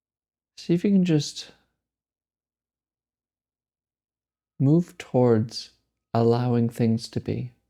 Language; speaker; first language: English; native; English